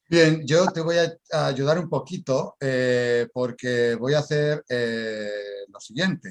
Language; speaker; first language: Spanish; native; Spanish